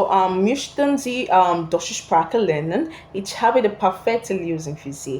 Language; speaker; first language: German; non-native, fluent; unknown